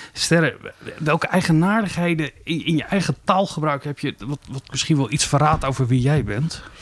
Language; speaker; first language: Dutch; native; Dutch